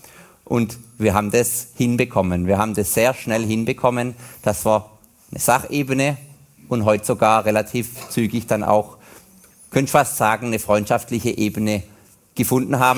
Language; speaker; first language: German; native; German